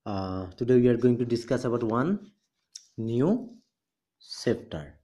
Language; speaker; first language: English; non-native, local second language; Assamese